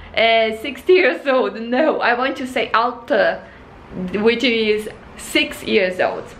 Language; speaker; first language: English; non-native, fluent; Portuguese